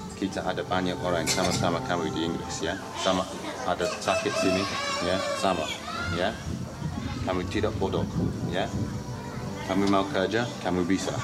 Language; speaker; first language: Indonesian; non-native, learner; English